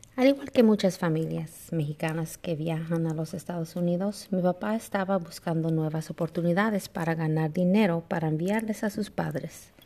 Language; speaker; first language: Spanish; early bilingual, heritage; Spanish